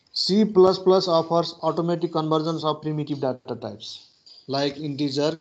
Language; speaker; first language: English; non-native, local second language; Nepali